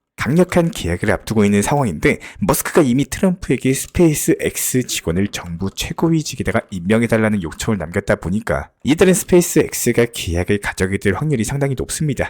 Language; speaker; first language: Korean; native; Korean